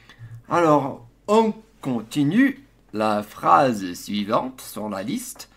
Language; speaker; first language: French; non-native, fluent; English